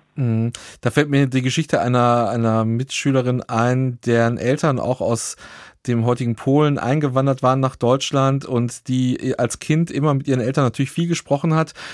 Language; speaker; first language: German; native; German